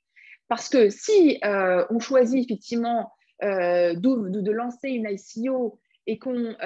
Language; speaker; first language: French; native; French